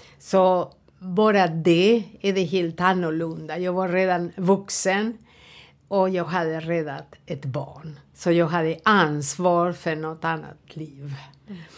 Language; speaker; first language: Swedish; non-native, fluent; Spanish